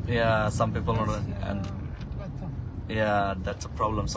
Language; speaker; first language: English; non-native, fluent; Bangla